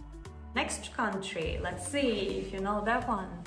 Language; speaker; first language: English; non-native, fluent; Russian